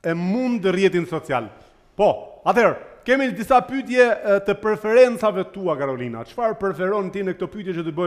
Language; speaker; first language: Albanian; native; Albanian